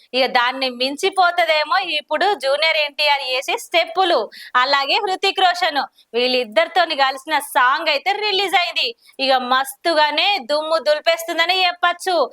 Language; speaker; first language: Telugu; native; Telugu